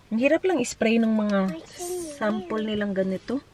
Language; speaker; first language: Filipino; native; Filipino